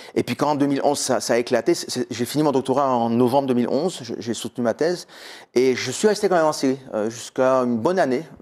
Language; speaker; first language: French; native; French